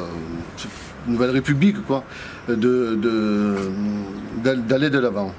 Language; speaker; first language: French; native; French